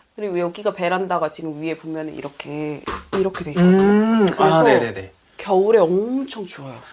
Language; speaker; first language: Korean; native; Korean